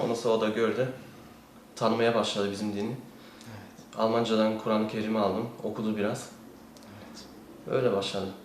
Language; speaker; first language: Turkish; early bilingual, heritage; Turkish